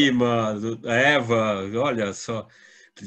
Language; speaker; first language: Portuguese; native; Portuguese